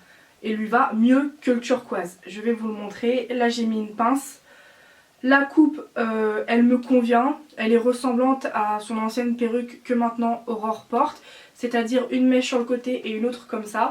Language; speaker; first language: French; native; French